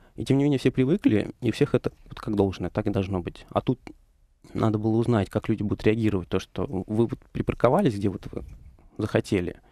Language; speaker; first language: Russian; native; Russian